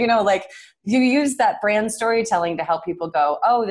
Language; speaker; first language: English; native; English